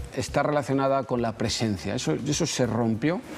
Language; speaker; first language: Spanish; native; Spanish